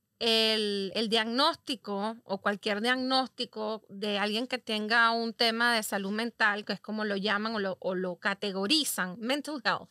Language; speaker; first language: Spanish; native; Spanish